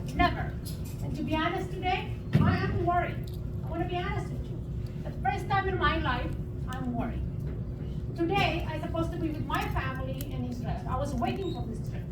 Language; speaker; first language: English; non-native, local second language; Hebrew